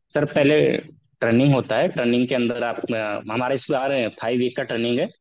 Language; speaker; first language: Hindi; native; Hindi